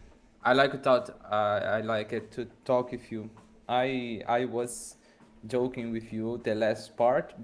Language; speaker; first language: English; non-native, learner; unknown